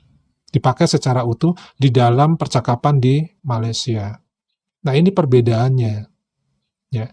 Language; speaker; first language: Indonesian; native; Indonesian